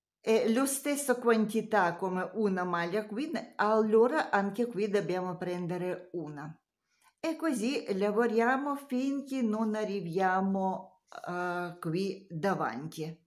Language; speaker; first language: Italian; non-native, learner; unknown